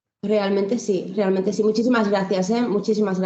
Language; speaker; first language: Spanish; native; Spanish